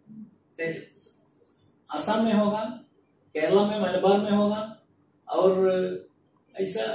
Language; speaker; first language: Hindi; non-native, local second language; Malayalam